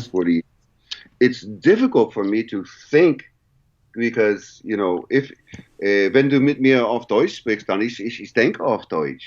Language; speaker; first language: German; non-native, learner; English